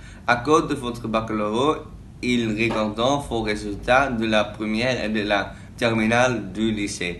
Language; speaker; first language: French; non-native, learner; Dutch